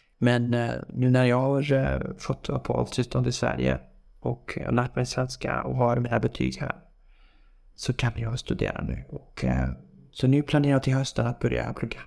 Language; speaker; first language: Swedish; non-native, fluent; Kurdish